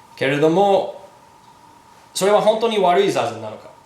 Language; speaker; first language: Japanese; non-native, fluent; English